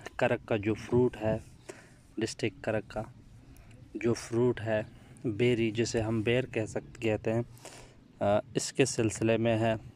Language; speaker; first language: Urdu; non-native, local second language; Pashto